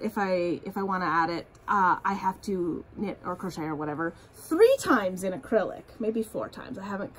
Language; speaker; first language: English; native; English